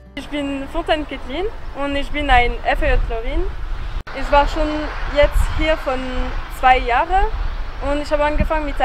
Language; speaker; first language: German; non-native, learner; French